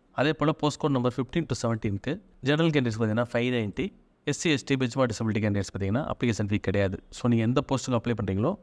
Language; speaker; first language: Tamil; native; Tamil